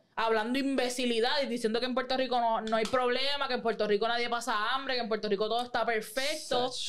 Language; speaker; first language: Spanish; native; Spanish